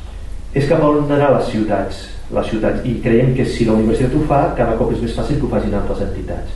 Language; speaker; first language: Catalan; native; Catalan